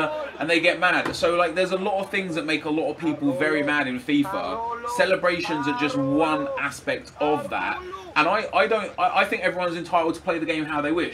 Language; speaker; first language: English; native; English